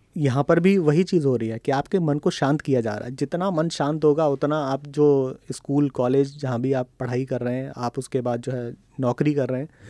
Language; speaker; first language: Hindi; native; Hindi